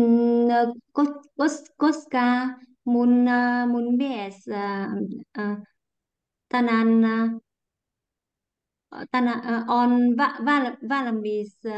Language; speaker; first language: Finnish; non-native, learner; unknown